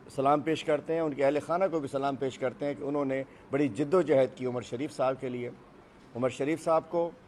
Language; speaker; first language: Urdu; native; Urdu